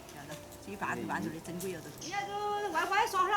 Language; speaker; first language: Chinese; native; Chinese